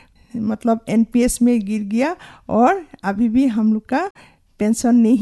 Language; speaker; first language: Hindi; non-native, local second language; Assamese